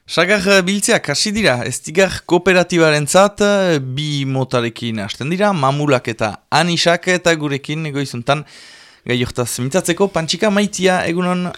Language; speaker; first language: Basque; native; Basque